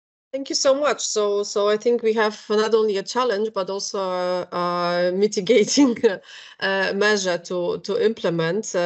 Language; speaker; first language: English; non-native, fluent; Polish